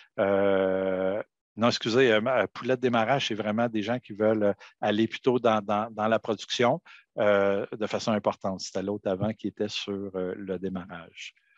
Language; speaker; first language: French; native; French